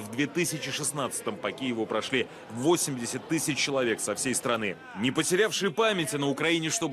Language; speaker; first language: Russian; native; Russian